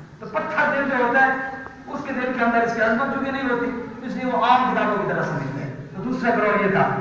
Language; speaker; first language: Urdu; non-native, local second language; Punjabi